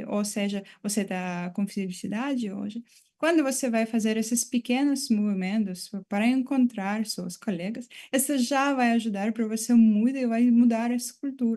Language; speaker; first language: Portuguese; non-native, fluent; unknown